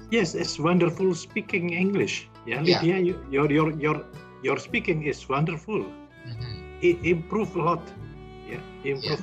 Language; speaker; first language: English; non-native, learner; Indonesian